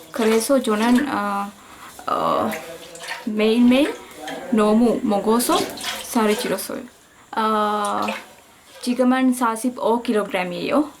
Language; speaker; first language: Korean; non-native, learner; Sinhala